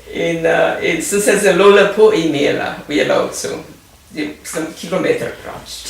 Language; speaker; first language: Slovenian; native; Slovenian